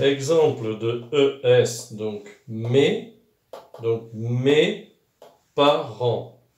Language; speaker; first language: French; non-native, local second language; Arabic